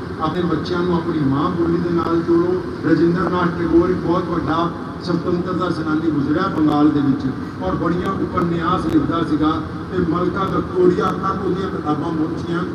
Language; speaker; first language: Punjabi; non-native, local second language; Urdu